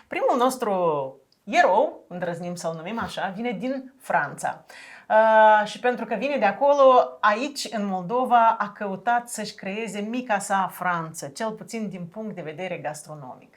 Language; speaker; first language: Romanian; native; Romanian